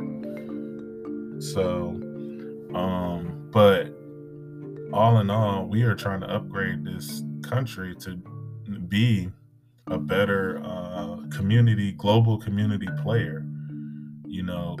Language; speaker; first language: English; native; English